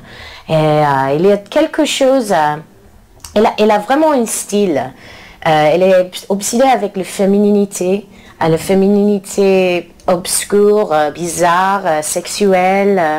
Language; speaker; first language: French; non-native, learner; English